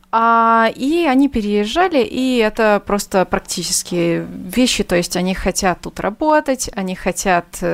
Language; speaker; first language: Russian; non-native, fluent; Hungarian